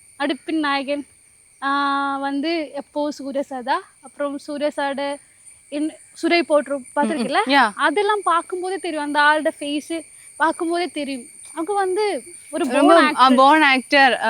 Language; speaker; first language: Tamil; non-native, learner; Malayalam